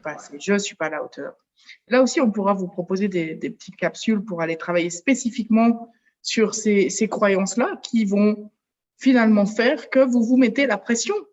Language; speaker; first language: French; native; French